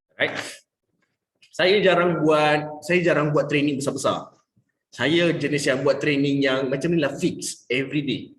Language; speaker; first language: Malay; native; Malay